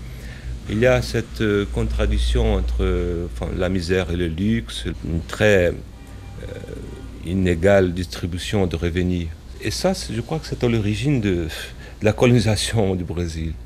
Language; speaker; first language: French; non-native, fluent; Portuguese